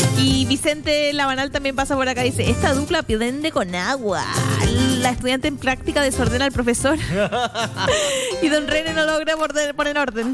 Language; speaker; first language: Spanish; native; Spanish